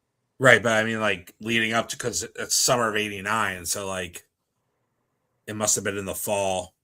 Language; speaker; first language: English; native; English